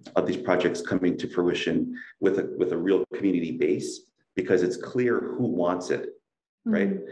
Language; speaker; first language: English; native; English